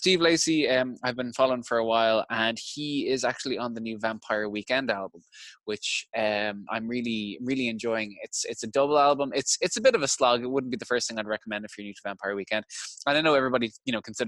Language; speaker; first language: English; native; English